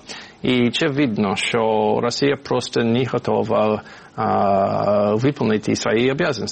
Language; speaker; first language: Ukrainian; non-native, learner; English